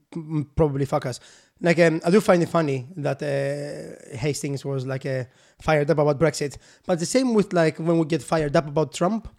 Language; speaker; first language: English; non-native, fluent; Greek